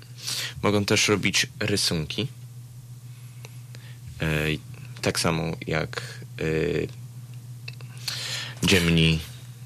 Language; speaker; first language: Polish; early bilingual, heritage; Polish